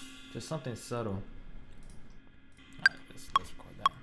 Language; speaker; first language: English; native; English